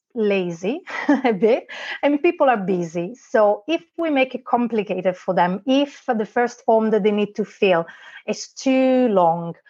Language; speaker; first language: English; non-native, fluent; Italian